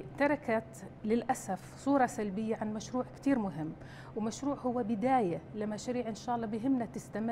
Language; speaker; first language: Arabic; native; Arabic